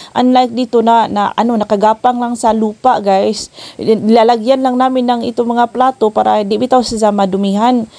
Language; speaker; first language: Filipino; non-native, local second language; Cebuano